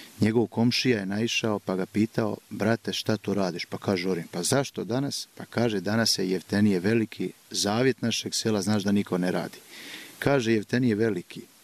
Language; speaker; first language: Serbian; native; Serbian